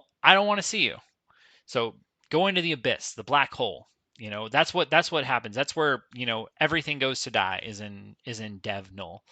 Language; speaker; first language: English; native; English